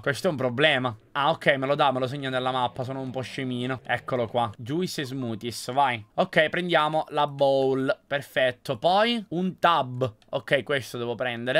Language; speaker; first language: Italian; native; Italian